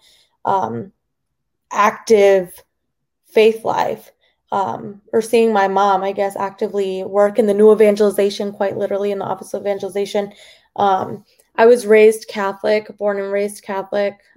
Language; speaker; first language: English; early bilingual, other home language; Spanish